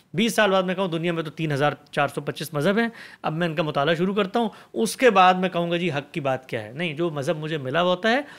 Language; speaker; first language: Urdu; native; Urdu